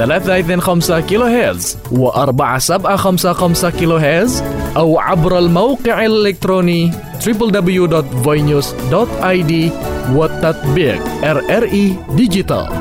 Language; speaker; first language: Arabic; non-native, fluent; Indonesian